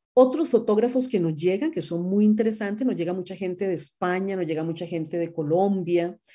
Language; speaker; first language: Spanish; native; Spanish